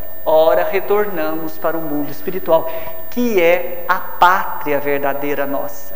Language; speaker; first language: Portuguese; native; Portuguese